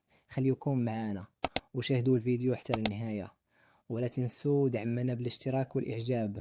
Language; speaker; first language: Arabic; native; Arabic